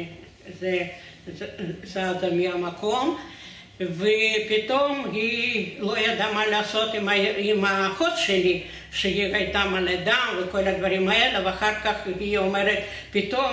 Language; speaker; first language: Hebrew; non-native, fluent; Russian